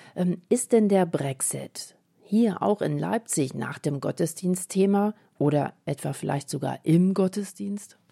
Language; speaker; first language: German; native; German